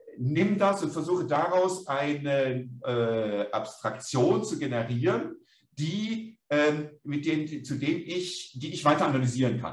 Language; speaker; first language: German; native; German